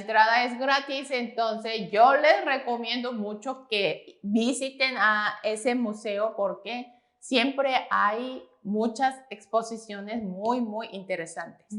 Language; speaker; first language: Spanish; non-native, fluent; Korean